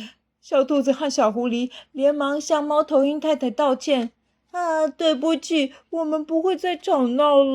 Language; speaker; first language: Chinese; native; Chinese